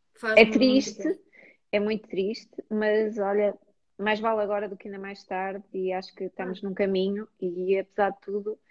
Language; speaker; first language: Portuguese; native; Portuguese